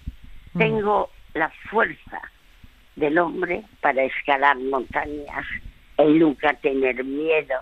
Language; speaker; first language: Spanish; early bilingual, other home language; French